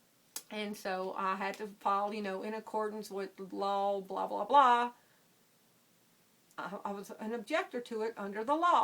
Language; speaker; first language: English; native; English